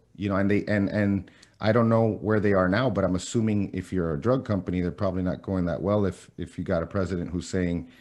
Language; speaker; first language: English; early bilingual, other home language; Spanish